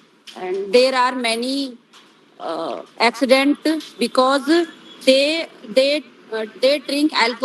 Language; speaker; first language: English; non-native, learner; Hindi